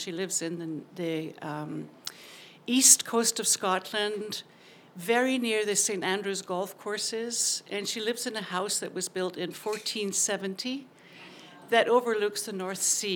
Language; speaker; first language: English; native; English